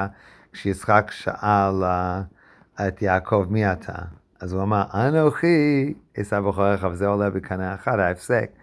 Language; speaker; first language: Hebrew; non-native, fluent; English